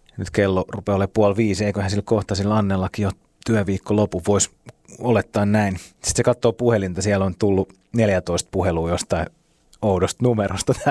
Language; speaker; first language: Finnish; native; Finnish